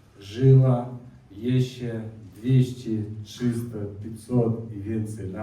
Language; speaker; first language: Polish; non-native, learner; Russian